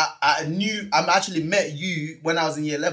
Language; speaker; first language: English; native; English